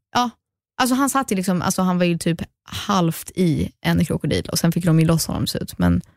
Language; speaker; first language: Swedish; early bilingual, heritage; Swedish